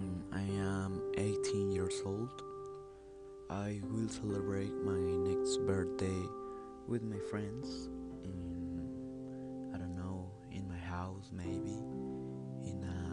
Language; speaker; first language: English; non-native, learner; Spanish